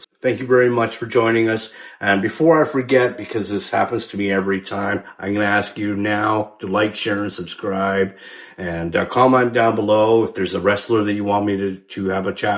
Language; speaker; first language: English; native; English